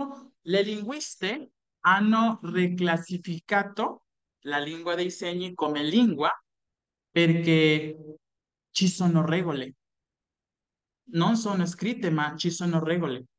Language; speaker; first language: Italian; non-native, fluent; Spanish